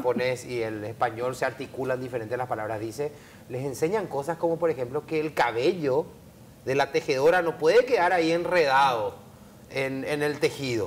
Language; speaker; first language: Spanish; native; Spanish